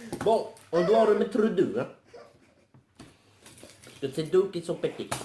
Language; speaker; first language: French; native; French